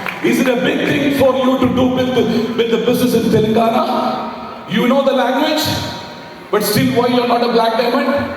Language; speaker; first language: English; non-native, local second language; Malayalam